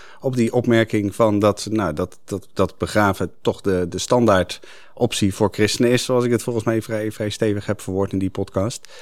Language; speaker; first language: Dutch; native; Dutch